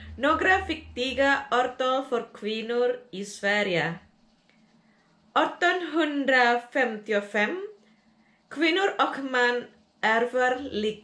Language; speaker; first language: Swedish; non-native, learner; Indonesian